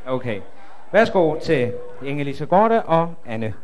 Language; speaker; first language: Danish; native; Danish